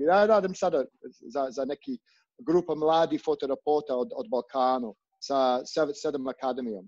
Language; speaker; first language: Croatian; non-native, learner; English